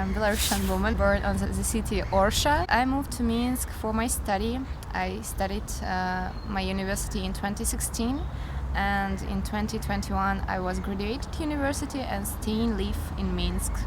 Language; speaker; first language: English; non-native, learner; Russian